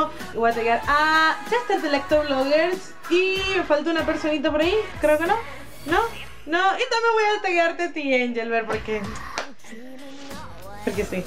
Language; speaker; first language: Spanish; native; Spanish